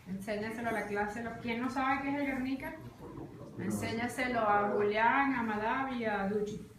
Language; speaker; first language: Spanish; native; Spanish